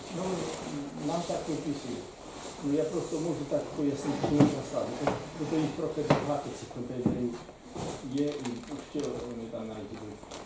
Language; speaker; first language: Ukrainian; native; Ukrainian